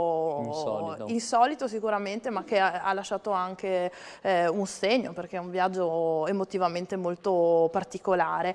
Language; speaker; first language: Italian; native; Italian